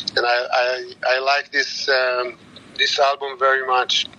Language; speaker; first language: English; non-native, learner; Hebrew